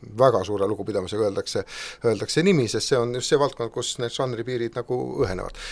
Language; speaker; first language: Estonian; native; Estonian